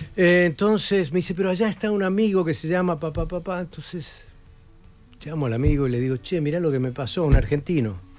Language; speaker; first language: Spanish; native; Spanish